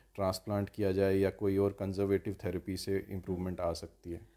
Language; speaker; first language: Hindi; native; Hindi